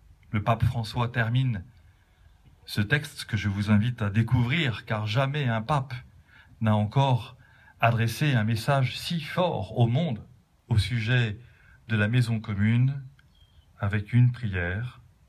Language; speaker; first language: French; native; French